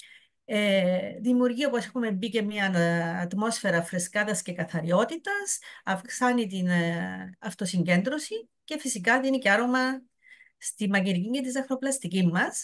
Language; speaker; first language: Greek; native; Greek